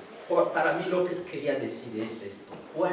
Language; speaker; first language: Spanish; non-native, fluent; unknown